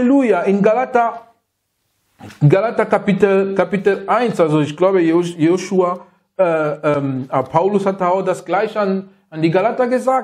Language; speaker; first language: German; non-native, fluent; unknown